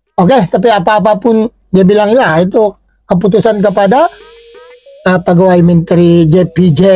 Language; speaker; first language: Malay; non-native, fluent; Filipino